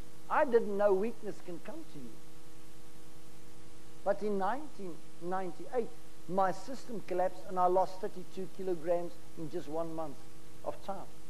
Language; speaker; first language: English; non-native, local second language; Afrikaans